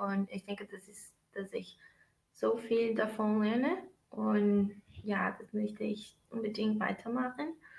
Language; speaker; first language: German; non-native, fluent; Portuguese